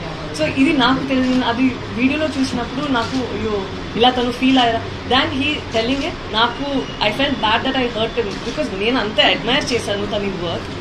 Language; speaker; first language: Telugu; non-native, learner; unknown